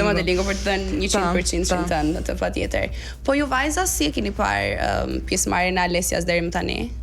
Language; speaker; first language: Albanian; native; Albanian